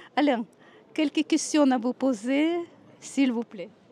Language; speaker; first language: French; non-native, fluent; Russian